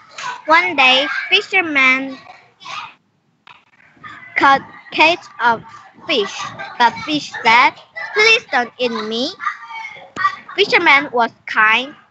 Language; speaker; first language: English; non-native, learner; Korean